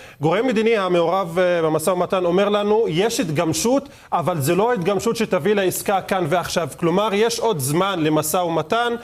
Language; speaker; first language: Hebrew; non-native, local second language; Arabic